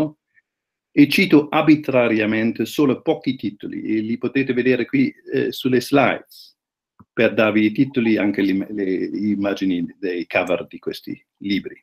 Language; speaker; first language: Italian; non-native, fluent; German